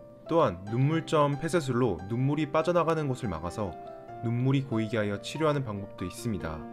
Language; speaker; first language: Korean; native; Korean